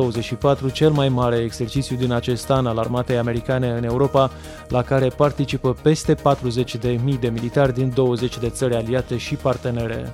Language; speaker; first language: Romanian; native; Romanian